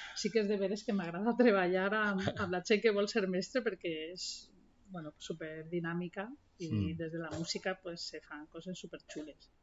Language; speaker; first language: Catalan; native; Catalan